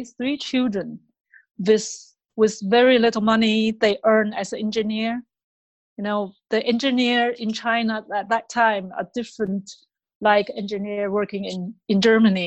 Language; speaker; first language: English; non-native, fluent; Chinese